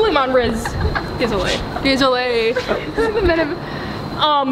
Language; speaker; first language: French; non-native, learner; English